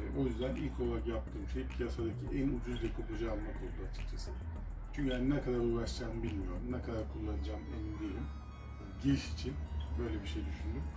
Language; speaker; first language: Turkish; native; Turkish